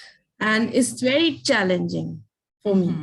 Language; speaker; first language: English; non-native, learner; Urdu